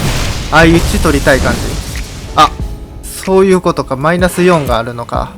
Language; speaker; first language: Japanese; native; Japanese